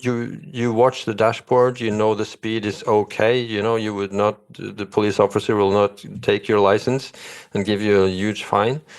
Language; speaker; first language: English; non-native, fluent; Norwegian